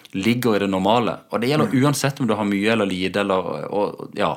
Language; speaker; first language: Norwegian; native; Norwegian